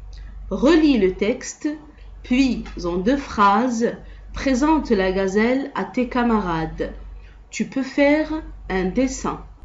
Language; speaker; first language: French; non-native, local second language; Arabic